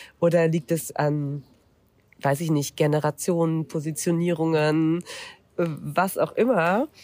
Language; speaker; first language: German; native; German